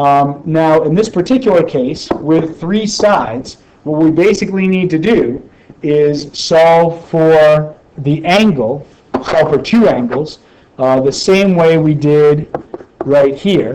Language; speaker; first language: English; native; English